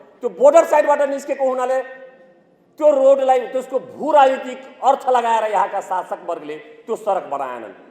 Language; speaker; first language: Nepali; non-native, local second language; Maithili